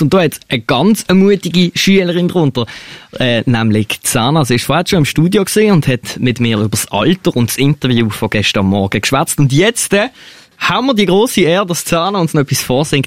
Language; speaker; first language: German; native; German